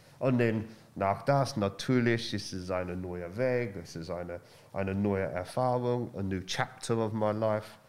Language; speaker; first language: German; non-native, learner; English